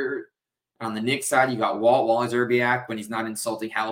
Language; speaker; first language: English; native; English